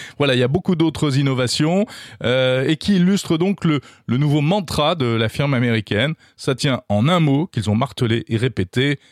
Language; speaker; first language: French; native; French